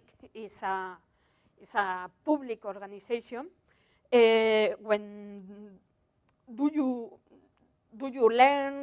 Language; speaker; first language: English; non-native, learner; Spanish